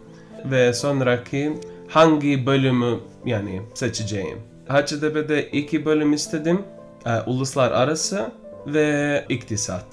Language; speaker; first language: Turkish; non-native, learner; Bosnian